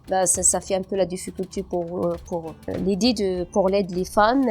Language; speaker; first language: French; non-native, local second language; Berber languages